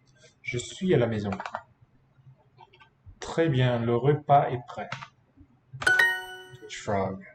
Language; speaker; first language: French; non-native, fluent; English